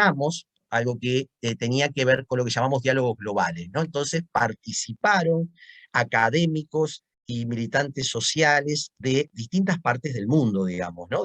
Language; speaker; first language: Spanish; native; Spanish